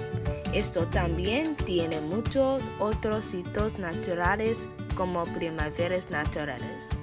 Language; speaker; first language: Spanish; non-native, learner; English